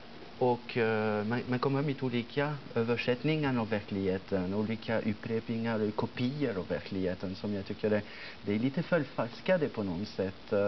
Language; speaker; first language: Swedish; non-native, fluent; French